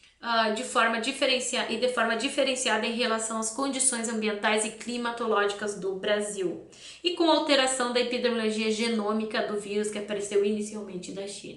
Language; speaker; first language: Portuguese; native; Portuguese